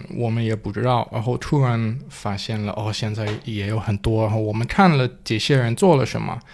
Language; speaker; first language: Chinese; non-native, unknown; Danish